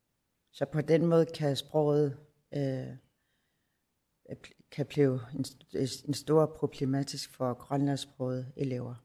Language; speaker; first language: Danish; non-native, local second language; Kalaallisut